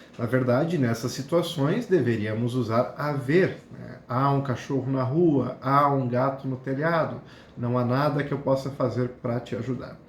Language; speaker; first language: Portuguese; native; Portuguese